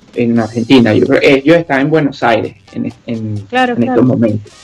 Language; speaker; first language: Spanish; native; Spanish